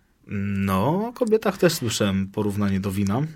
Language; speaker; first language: Polish; native; Polish